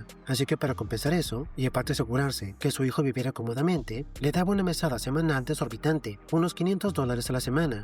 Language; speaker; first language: Spanish; native; Spanish